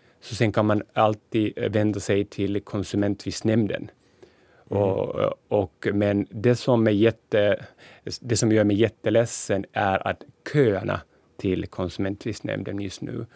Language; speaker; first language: Swedish; non-native, local second language; Finnish